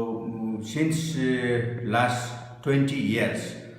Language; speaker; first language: English; non-native, local second language; Nepali